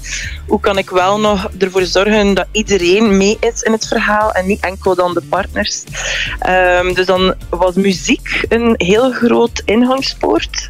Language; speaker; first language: Dutch; native; Dutch